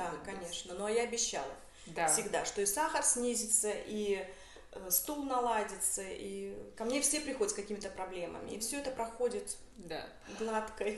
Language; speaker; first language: Russian; native; Russian